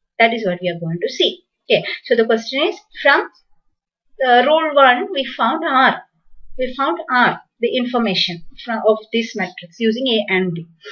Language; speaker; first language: English; non-native, local second language; Malayalam